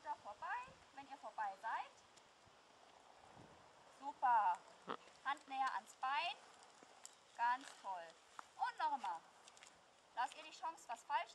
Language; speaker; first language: German; native; German